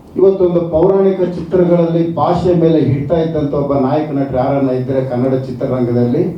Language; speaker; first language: Kannada; non-native, local second language; Telugu